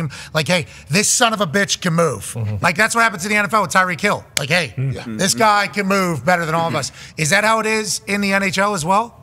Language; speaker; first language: English; native; English